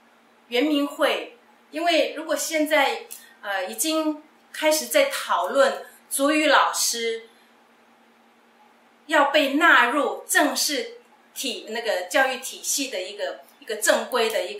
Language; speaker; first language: Chinese; non-native, local second language; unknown